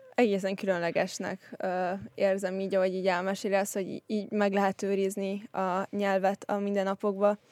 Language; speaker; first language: Hungarian; native; Hungarian